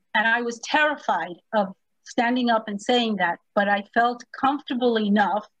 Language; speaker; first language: English; early bilingual, other home language; Spanish